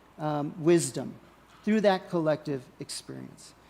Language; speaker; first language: English; native; English